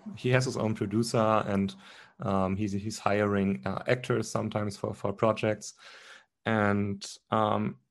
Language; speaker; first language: English; non-native, fluent; German